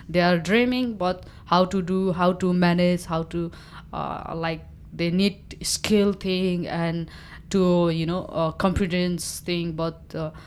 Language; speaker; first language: English; non-native, local second language; Nepali